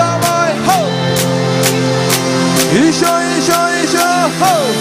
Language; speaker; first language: Russian; non-native, local second language; Bashkir